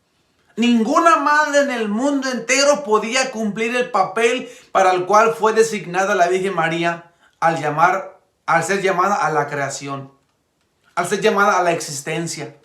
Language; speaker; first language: Spanish; native; Spanish